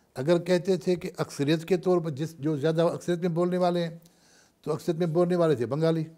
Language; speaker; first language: Urdu; non-native, local second language; Sindhi